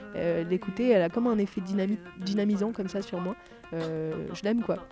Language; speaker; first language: French; native; French